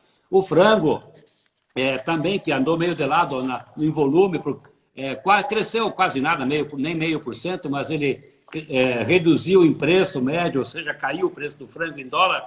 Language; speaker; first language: Portuguese; native; Portuguese